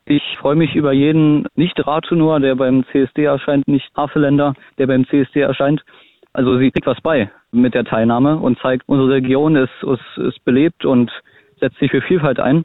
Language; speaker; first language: German; native; German